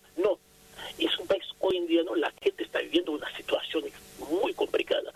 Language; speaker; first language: Spanish; non-native, fluent; Haitian Creole